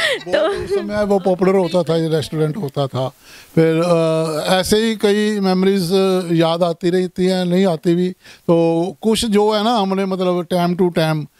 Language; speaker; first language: Hindi; non-native, local second language; Punjabi